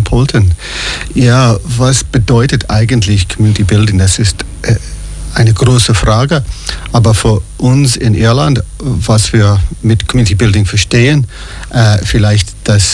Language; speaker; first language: German; non-native, fluent; English